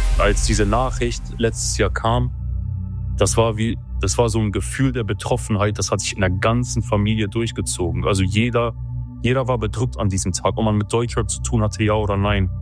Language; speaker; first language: German; early bilingual, other home language; Kurdish